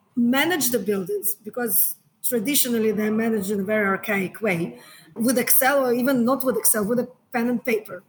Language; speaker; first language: English; non-native, fluent; Hebrew